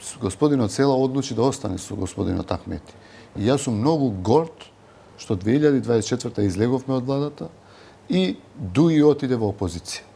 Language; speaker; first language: Macedonian; non-native, local second language; Albanian